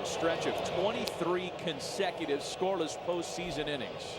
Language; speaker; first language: English; native; English